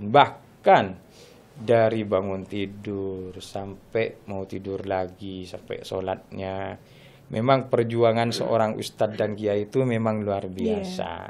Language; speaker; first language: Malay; non-native, local second language; Madurese